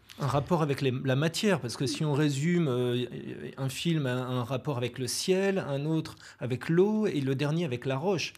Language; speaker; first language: French; native; French